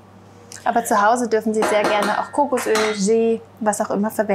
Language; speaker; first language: German; native; German